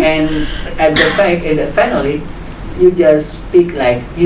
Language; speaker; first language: English; non-native, learner; Indonesian